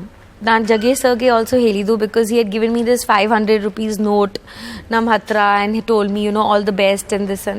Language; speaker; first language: Kannada; non-native, learner; Punjabi